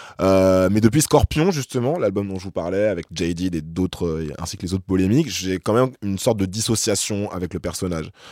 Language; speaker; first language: French; native; French